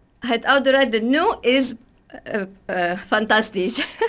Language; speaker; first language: Dutch; non-native, learner; Arabic